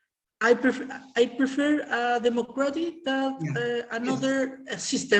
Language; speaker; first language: English; non-native, learner; Spanish